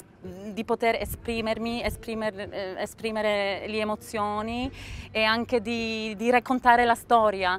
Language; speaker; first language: Italian; non-native, fluent; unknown